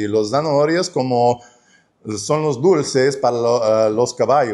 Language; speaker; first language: Spanish; non-native, learner; English